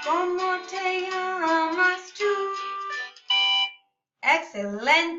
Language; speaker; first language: Spanish; non-native, learner; English